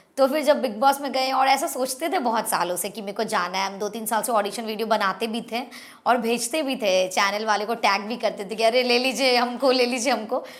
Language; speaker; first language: Hindi; native; Hindi